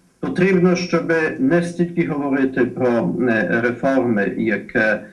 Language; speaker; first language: Ukrainian; non-native, fluent; Polish